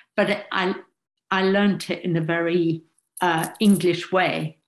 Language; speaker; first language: English; native; English